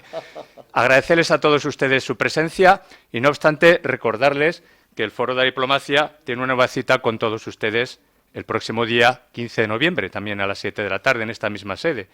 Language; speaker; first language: Spanish; native; Spanish